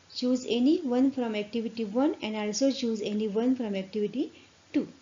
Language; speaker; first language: English; non-native, local second language; Marathi